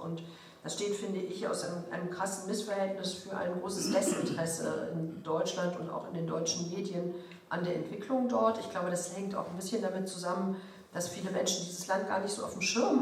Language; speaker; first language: German; native; German